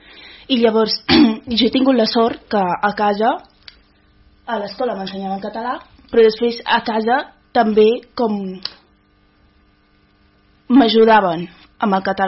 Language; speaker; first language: Catalan; early bilingual, other home language; Wolof